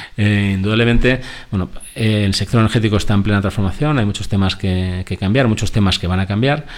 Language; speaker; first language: Spanish; native; Spanish